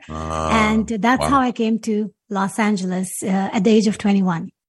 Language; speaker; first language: English; non-native, local second language; Urdu